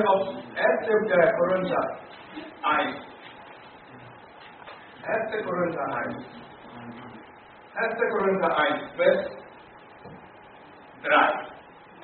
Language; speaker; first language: German; non-native, fluent; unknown